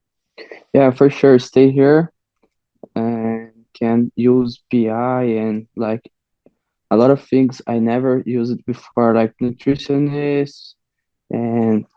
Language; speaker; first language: English; non-native, learner; Portuguese